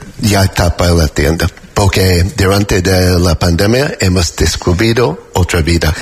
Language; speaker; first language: Spanish; non-native, learner; English